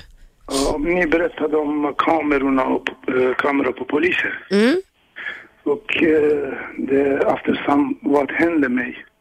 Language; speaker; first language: Swedish; non-native, learner; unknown